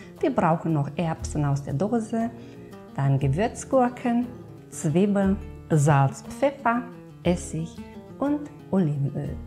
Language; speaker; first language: German; non-native, fluent; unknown